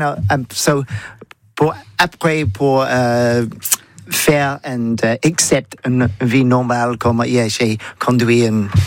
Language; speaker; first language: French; non-native, learner; English